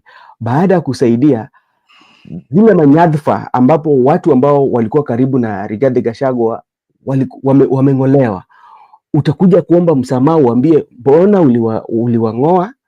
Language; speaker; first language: Swahili; non-native, local second language; Luo (Kenya and Tanzania)